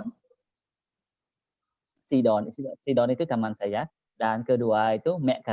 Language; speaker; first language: Indonesian; non-native, learner; Khmer